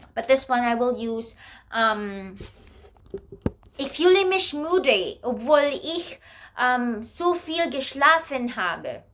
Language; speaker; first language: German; non-native, learner; Filipino